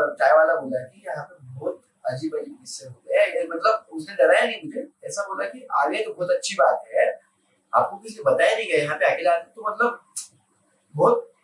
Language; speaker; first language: Hindi; non-native, local second language; Marathi